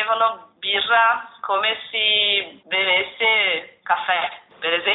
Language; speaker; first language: Italian; non-native, learner; Portuguese